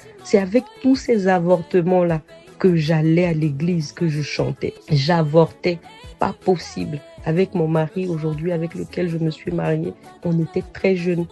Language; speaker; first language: French; non-native, local second language; Sango